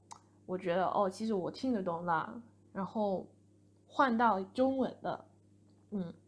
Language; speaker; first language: Chinese; non-native, fluent; English